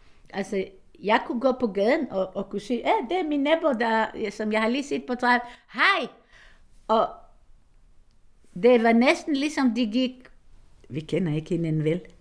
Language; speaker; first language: Danish; non-native, fluent; Hebrew